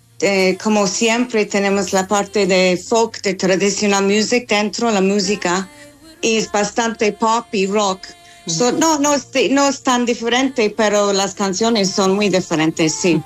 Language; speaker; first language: Spanish; non-native, learner; English